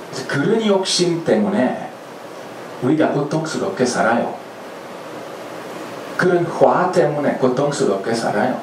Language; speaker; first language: Korean; non-native, fluent; Hungarian